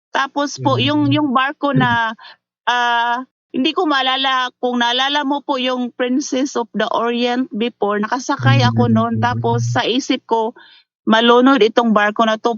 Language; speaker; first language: Filipino; non-native, local second language; Cebuano